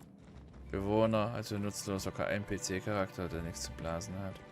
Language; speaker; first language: German; native; German